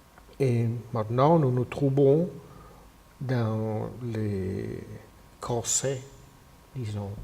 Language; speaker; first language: French; non-native, fluent; Spanish